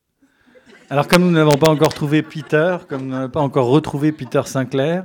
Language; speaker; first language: French; native; French